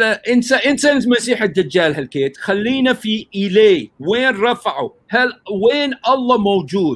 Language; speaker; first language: Arabic; early bilingual, heritage; Arabic